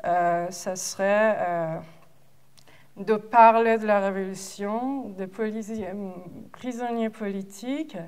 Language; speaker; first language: French; non-native, fluent; Persian